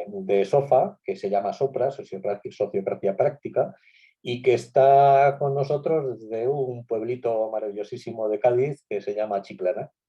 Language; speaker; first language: Spanish; native; Spanish